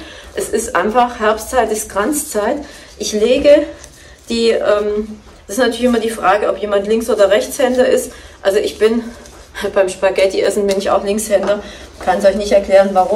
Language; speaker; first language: German; native; German